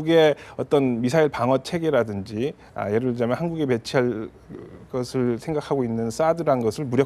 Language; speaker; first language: Korean; native; Korean